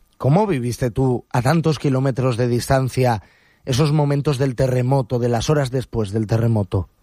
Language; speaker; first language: Spanish; native; Spanish